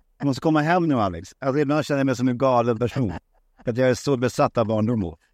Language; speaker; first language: Swedish; native; Swedish